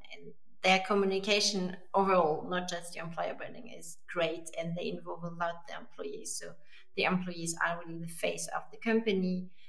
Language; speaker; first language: English; non-native, fluent; French